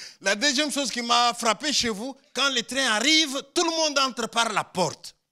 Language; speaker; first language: French; non-native, local second language; Luba-Lulua